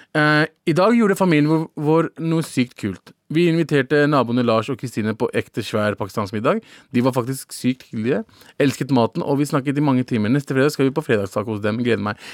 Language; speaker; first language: Norwegian; early bilingual, other home language; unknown